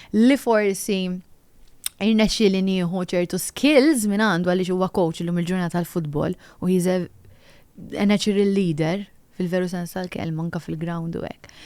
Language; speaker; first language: Maltese; native; Maltese